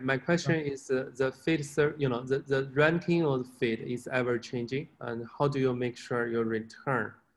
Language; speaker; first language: English; non-native, fluent; Chinese